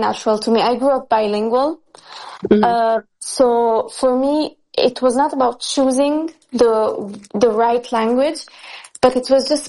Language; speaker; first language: English; non-native, fluent; Italian